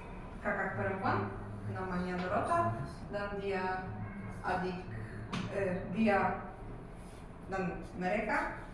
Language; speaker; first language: Indonesian; non-native, learner; Polish